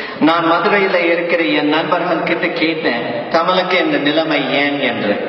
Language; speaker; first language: Tamil; non-native, fluent; English